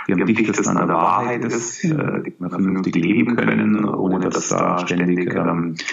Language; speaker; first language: German; native; German